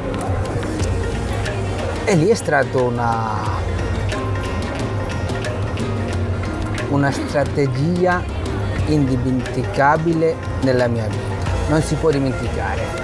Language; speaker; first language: Italian; non-native, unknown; Bangla